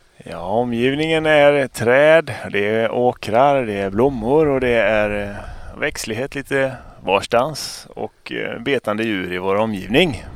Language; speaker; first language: Swedish; native; Swedish